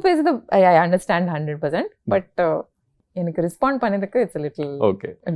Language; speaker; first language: Tamil; non-native, local second language; Kannada